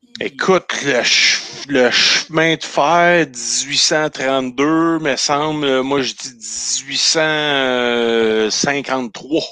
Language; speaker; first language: French; native; French